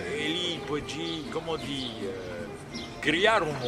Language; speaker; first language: Portuguese; non-native, fluent; French